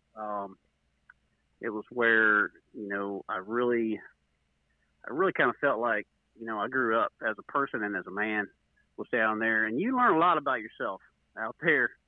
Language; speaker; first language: English; native; English